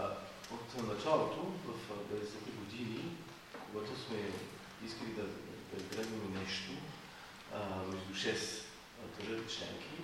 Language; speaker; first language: Bulgarian; non-native, fluent; French